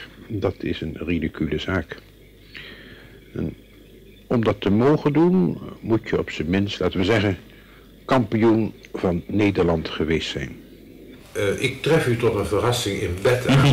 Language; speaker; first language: Dutch; native; Dutch